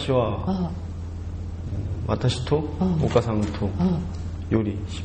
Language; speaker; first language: Japanese; non-native, learner; Korean